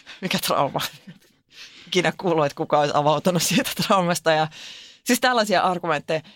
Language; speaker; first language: Finnish; non-native, local second language; Swedish